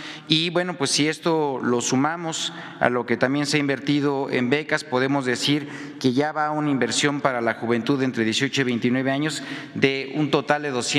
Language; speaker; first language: Spanish; native; Spanish